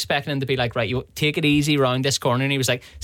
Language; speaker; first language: English; native; English